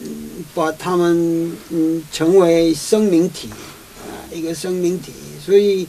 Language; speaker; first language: Chinese; non-native, fluent; Korean